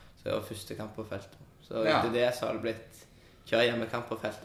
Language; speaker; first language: Norwegian; native; Norwegian